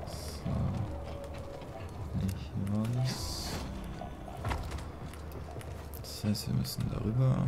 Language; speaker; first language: German; native; German